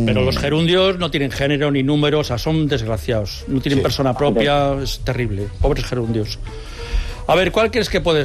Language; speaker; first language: Spanish; native; Spanish